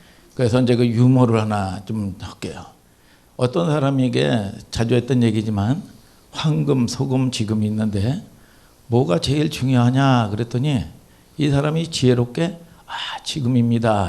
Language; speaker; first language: Korean; native; Korean